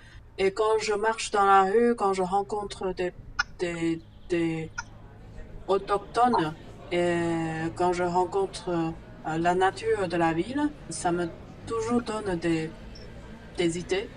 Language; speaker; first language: French; non-native, fluent; Chinese